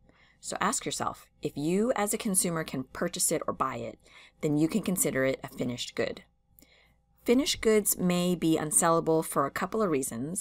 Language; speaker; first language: English; native; English